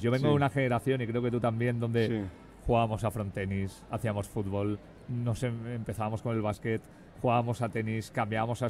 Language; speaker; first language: Spanish; native; Spanish